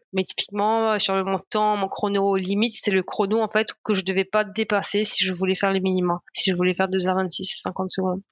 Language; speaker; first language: French; non-native, local second language; Morisyen